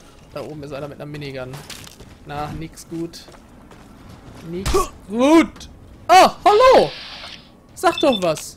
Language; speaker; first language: German; native; German